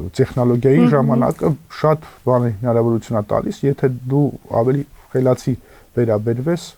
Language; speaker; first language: Armenian; native; Armenian